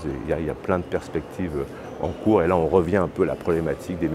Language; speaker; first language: French; native; French